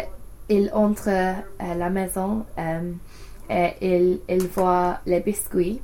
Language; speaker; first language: French; non-native, learner; English